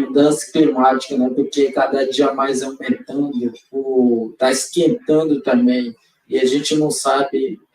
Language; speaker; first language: Portuguese; non-native, local second language; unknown